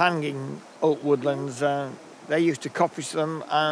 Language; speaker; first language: English; native; English